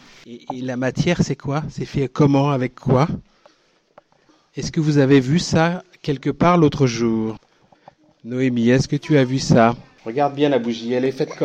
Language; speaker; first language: French; native; French